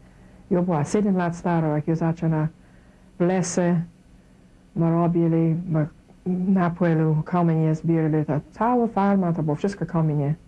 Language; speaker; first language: Polish; early bilingual, heritage; Kashubian